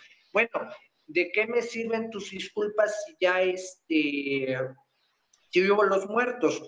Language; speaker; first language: Spanish; native; Spanish